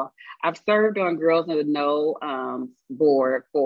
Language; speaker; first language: English; native; English